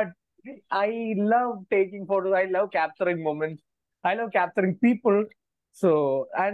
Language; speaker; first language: English; non-native, local second language; Malayalam